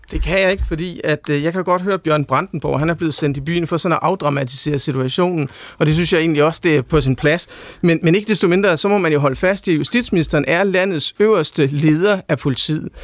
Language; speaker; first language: Danish; native; Danish